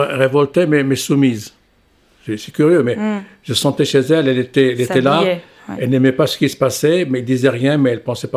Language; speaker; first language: French; non-native, local second language; Arabic